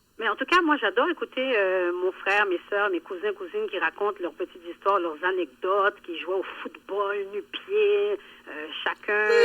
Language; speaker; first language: French; early bilingual, other home language; Haitian Creole